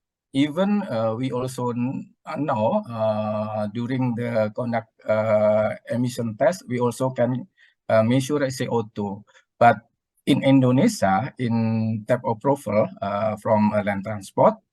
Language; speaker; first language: English; non-native, learner; Indonesian